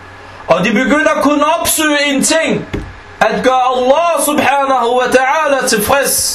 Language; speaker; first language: Danish; non-native, fluent; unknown